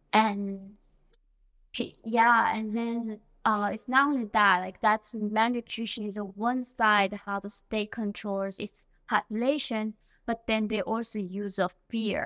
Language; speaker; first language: English; non-native, fluent; Korean